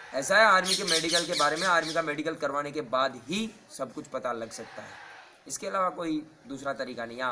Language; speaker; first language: Hindi; native; Hindi